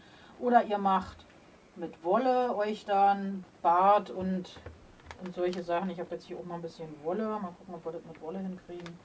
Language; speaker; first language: German; native; German